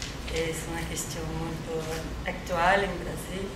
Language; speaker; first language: Spanish; non-native, learner; Portuguese